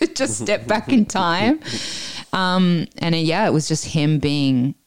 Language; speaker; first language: English; early bilingual, other home language; Italian